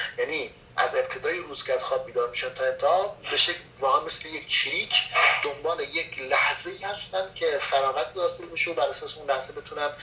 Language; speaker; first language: Persian; non-native, local second language; Kurdish